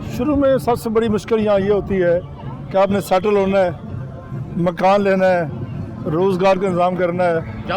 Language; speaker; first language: Urdu; non-native, local second language; Punjabi